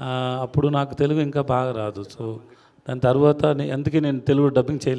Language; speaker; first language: Telugu; non-native, learner; Tamil